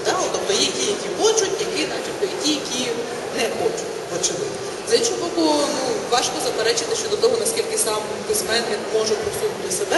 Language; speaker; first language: Ukrainian; native; Ukrainian